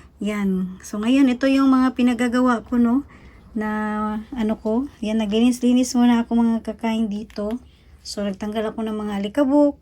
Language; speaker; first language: Filipino; native; Filipino